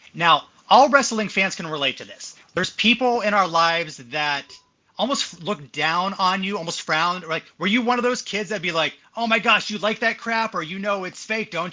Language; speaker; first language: English; native; English